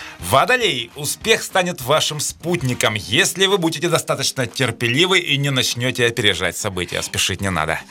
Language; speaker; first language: Russian; native; Russian